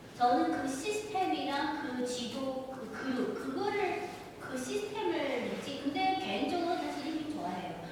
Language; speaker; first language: Korean; non-native, fluent; Chinese